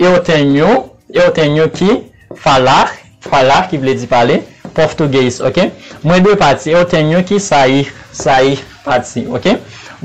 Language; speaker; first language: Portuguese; non-native, fluent; Haitian Creole